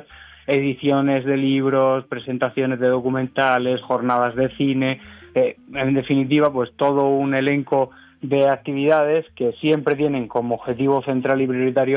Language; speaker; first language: Spanish; native; Spanish